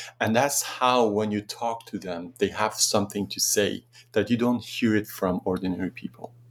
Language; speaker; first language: English; non-native, fluent; Persian